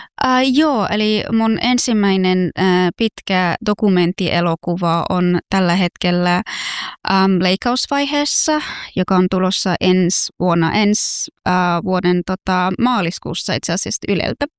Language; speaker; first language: Finnish; non-native, fluent; Persian